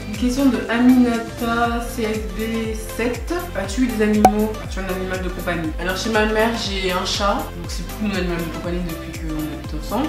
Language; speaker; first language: French; early bilingual, other home language; Haitian Creole